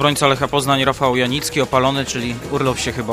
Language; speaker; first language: Polish; native; Polish